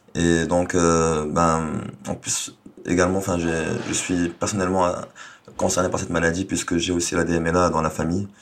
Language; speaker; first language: French; non-native, local second language; Arabic